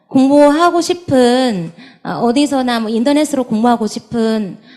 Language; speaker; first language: Korean; non-native, fluent; Vietnamese